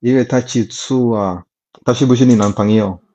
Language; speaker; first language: Chinese; non-native, learner; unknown